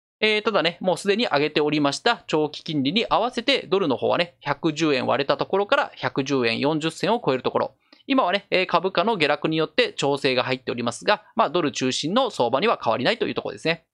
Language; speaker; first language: Japanese; native; Japanese